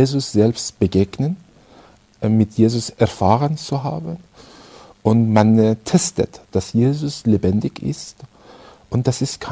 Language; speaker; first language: German; non-native, fluent; Persian